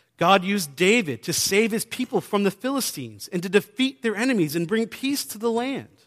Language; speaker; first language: English; native; English